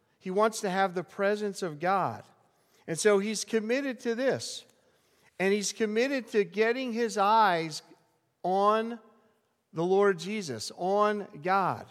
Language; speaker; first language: English; native; English